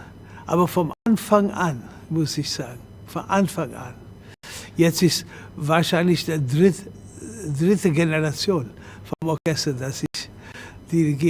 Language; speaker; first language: German; non-native, fluent; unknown